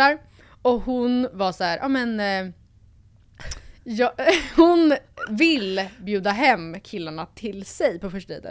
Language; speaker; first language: Swedish; native; Swedish